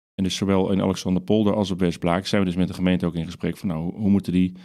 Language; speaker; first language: Dutch; native; Dutch